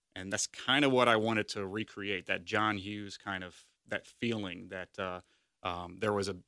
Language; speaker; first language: English; native; English